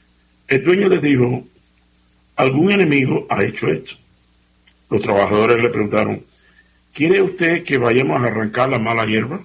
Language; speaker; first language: Spanish; native; Spanish